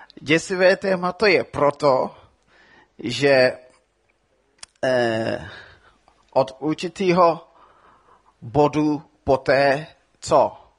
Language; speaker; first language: Czech; non-native, fluent; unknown